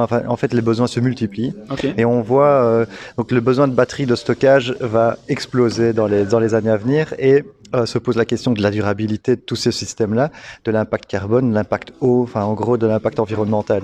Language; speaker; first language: French; native; French